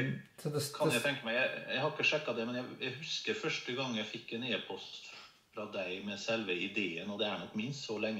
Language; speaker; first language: Norwegian; native; Norwegian